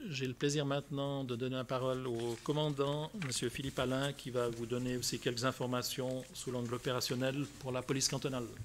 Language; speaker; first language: French; native; French